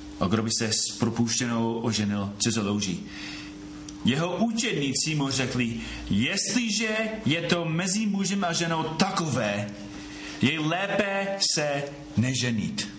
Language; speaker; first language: Czech; non-native, fluent; English